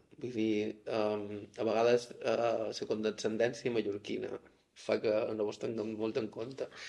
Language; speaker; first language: Catalan; native; Catalan